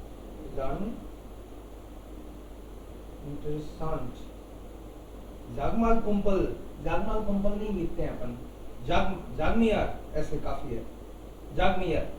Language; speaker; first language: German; non-native, fluent; Hindi